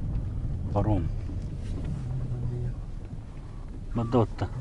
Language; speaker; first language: Russian; non-native, local second language; Yakut